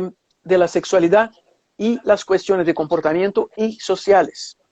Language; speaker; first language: Spanish; non-native, fluent; Portuguese